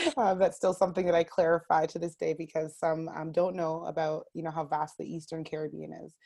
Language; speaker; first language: English; native; English